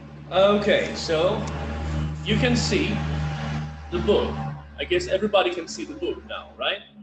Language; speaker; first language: English; non-native, fluent; Portuguese